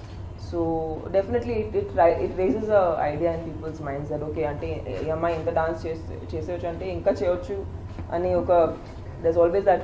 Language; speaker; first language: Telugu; non-native, fluent; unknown